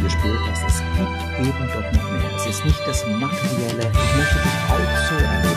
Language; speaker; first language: German; native; German